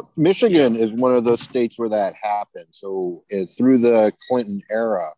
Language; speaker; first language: English; native; English